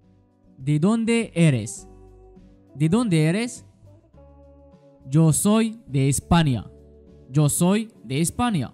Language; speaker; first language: Spanish; non-native, fluent; Arabic